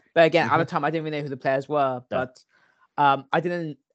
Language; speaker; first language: English; native; English